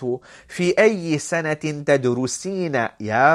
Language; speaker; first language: Arabic; non-native, fluent; English